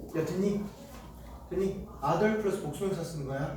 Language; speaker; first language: Korean; native; Korean